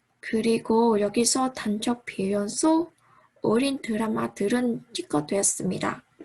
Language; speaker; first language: Korean; non-native, learner; Vietnamese